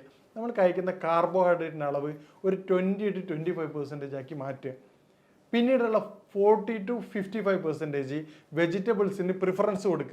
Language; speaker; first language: Malayalam; native; Malayalam